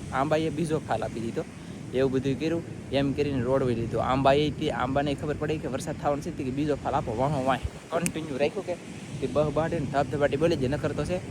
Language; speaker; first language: Gujarati; native; Gujarati